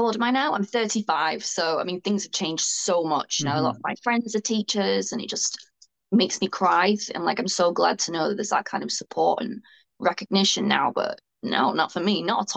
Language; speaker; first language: English; native; English